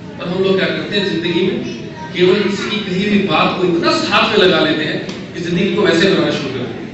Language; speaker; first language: Hindi; native; Hindi